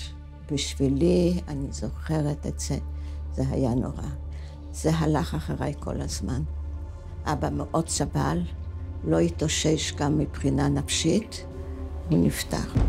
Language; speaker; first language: Hebrew; non-native, fluent; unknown